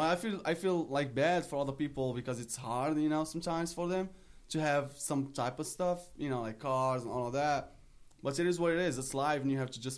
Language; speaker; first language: English; non-native, fluent; Arabic